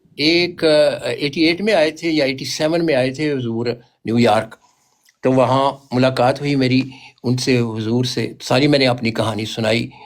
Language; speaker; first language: Urdu; non-native, local second language; Punjabi